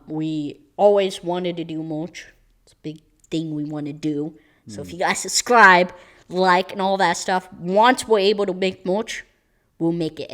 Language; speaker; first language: English; native; English